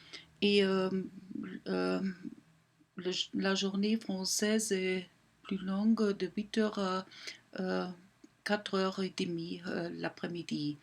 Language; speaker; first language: French; non-native, fluent; German